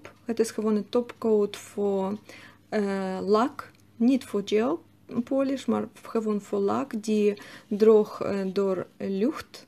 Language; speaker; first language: Dutch; non-native, learner; Russian